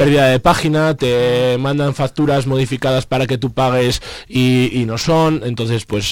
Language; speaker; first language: Spanish; native; Spanish